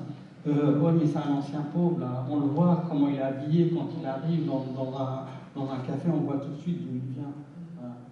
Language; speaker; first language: French; early bilingual, other home language; Arabic